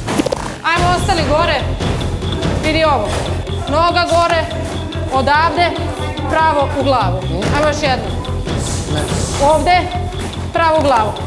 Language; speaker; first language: Serbian; native; Serbian